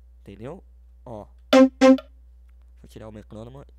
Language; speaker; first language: Portuguese; native; Portuguese